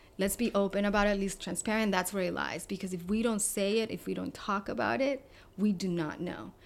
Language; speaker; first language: English; non-native, fluent; Spanish